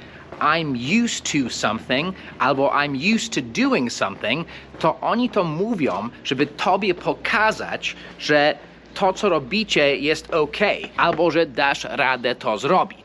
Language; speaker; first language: Polish; non-native, fluent; English